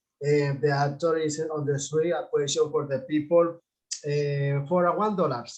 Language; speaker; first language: English; non-native, learner; Spanish